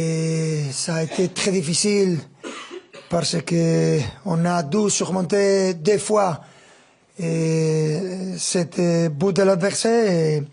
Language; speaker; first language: French; non-native, fluent; Spanish